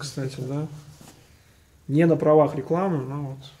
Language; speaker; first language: Russian; native; Russian